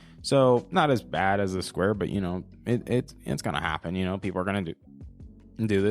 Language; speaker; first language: English; native; English